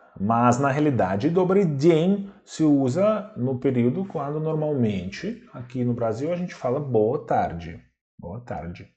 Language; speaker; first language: Portuguese; non-native, fluent; Russian